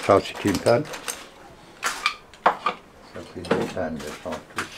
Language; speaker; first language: French; non-native, local second language; Arabic